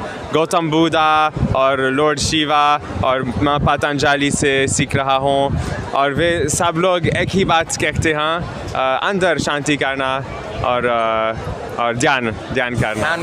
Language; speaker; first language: Hindi; non-native, learner; German